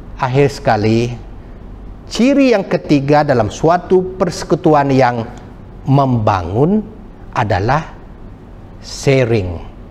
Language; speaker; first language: Malay; non-native, local second language; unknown